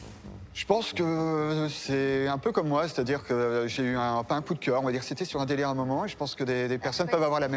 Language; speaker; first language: French; native; French